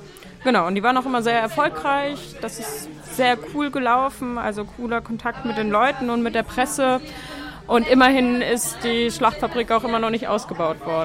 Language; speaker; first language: German; native; German